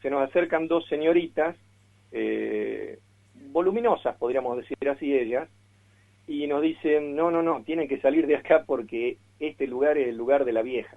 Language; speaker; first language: Spanish; native; Spanish